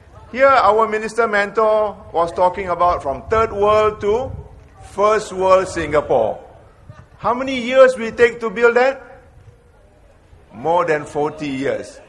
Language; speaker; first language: English; non-native, local second language; Malay